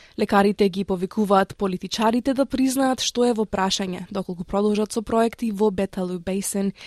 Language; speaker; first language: Macedonian; native; Macedonian